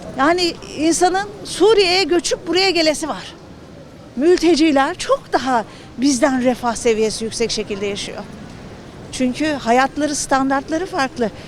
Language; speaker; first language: Turkish; native; Turkish